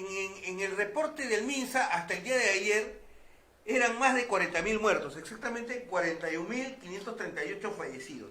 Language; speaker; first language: Spanish; native; Spanish